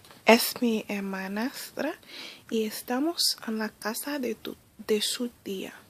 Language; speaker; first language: Spanish; early bilingual, other home language; Haitian Creole